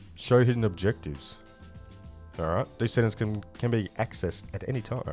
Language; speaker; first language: English; native; English